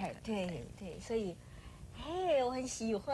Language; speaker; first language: Chinese; native; Chinese